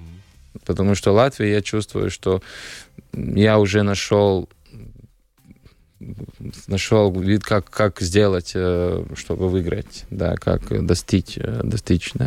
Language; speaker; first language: Russian; non-native, local second language; Latvian